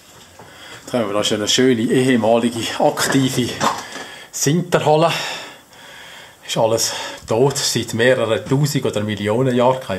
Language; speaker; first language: German; native; German